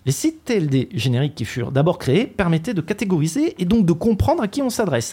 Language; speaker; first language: French; native; French